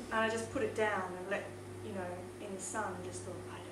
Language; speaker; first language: English; native; English